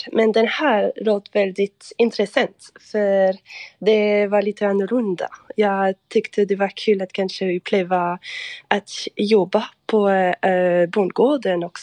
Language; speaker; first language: Swedish; non-native, fluent; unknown